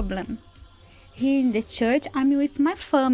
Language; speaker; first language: English; non-native, learner; Portuguese